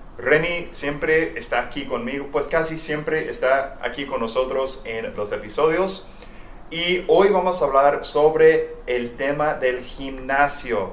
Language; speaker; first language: Spanish; non-native, fluent; English